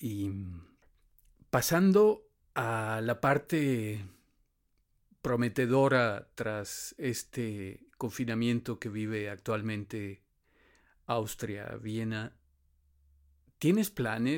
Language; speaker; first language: Spanish; native; Spanish